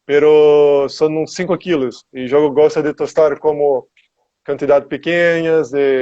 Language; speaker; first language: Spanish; non-native, learner; Portuguese